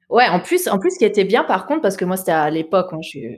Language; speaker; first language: French; native; French